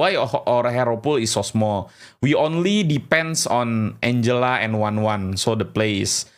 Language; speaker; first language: English; non-native, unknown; Indonesian